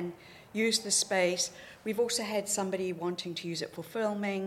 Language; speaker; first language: English; native; English